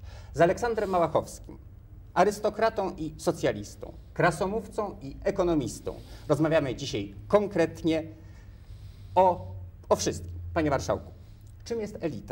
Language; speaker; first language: Polish; native; Polish